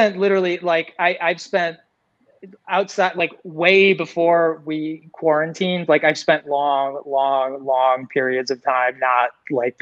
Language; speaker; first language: English; native; English